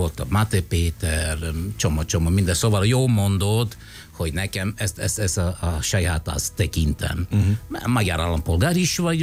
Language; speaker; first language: Hungarian; non-native, fluent; Italian